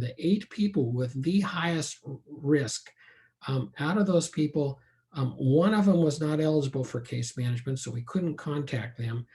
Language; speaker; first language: English; native; English